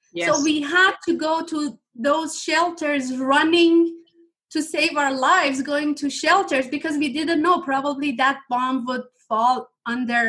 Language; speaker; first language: English; non-native, fluent; Persian